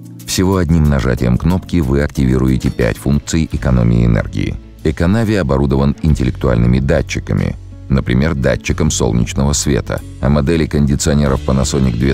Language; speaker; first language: Russian; native; Russian